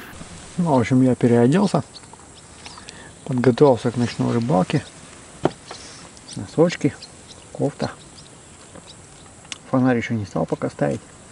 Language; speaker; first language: Russian; native; Russian